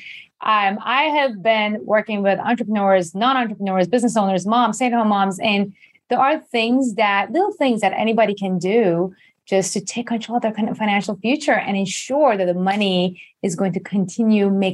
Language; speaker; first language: English; non-native, fluent; Persian